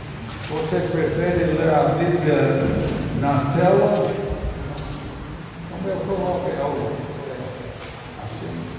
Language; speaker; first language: Portuguese; non-native, fluent; English